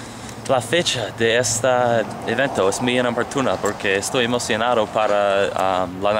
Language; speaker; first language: Spanish; non-native, learner; English